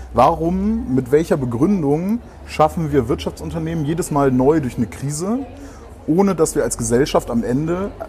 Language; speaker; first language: German; native; German